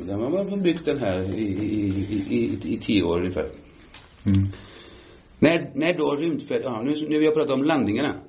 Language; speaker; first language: Swedish; early bilingual, heritage; Swedish